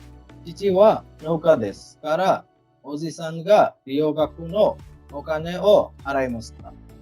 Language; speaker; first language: Japanese; non-native, learner; Bangla